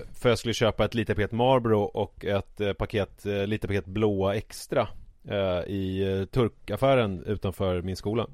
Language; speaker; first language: Swedish; native; Swedish